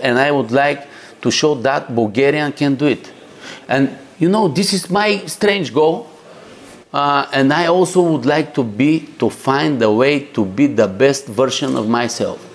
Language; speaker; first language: English; non-native, learner; Bulgarian